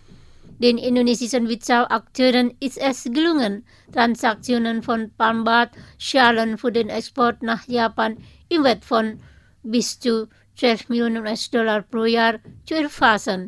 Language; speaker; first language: German; non-native, fluent; Indonesian